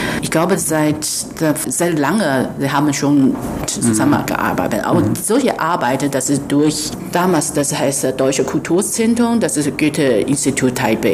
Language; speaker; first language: German; non-native, fluent; Chinese